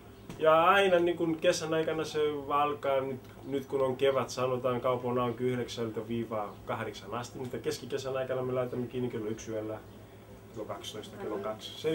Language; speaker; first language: Finnish; early bilingual, heritage; Finnish